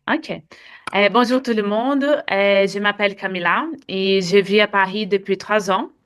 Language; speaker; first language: French; non-native, fluent; Portuguese